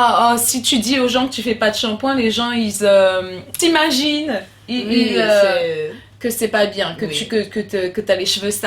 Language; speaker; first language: French; native; French